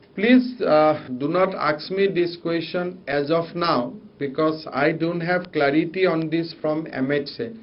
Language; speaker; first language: English; non-native, local second language; Assamese